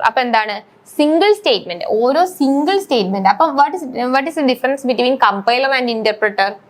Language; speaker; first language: English; non-native, local second language; Malayalam